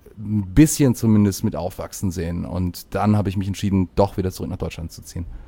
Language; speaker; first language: German; early bilingual, other home language; English